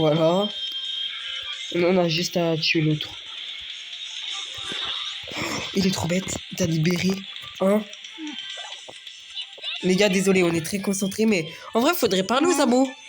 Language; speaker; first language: French; native; French